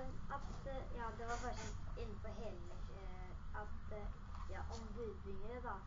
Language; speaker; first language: Norwegian; early bilingual, other home language; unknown